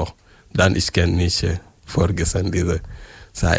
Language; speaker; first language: German; non-native, learner; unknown